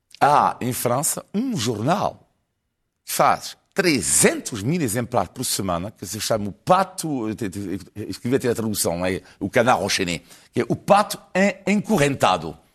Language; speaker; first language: Portuguese; non-native, fluent; French